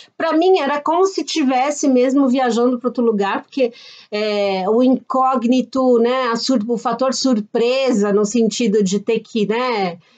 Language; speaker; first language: Portuguese; native; Portuguese